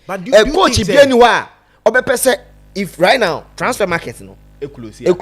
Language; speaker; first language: English; non-native, local second language; Akan